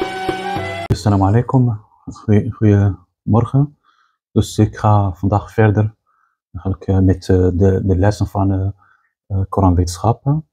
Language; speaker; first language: Dutch; non-native, fluent; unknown